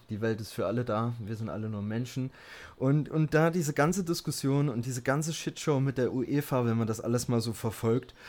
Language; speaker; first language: German; native; German